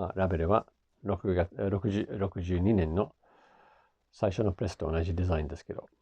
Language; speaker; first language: Japanese; non-native, fluent; English